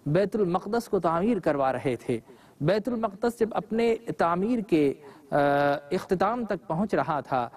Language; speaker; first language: Urdu; native; Urdu